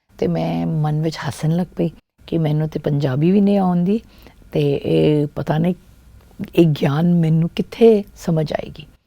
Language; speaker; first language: Punjabi; early bilingual, heritage; Punjabi